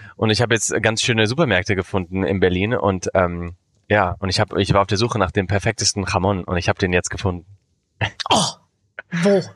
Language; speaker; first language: German; early bilingual, heritage; Spanish